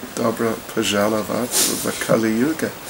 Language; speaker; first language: Russian; non-native, learner; English